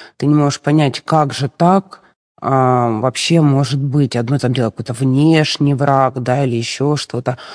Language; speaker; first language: Russian; native; Russian